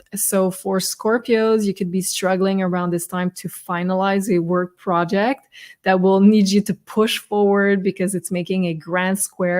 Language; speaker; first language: English; non-native, fluent; French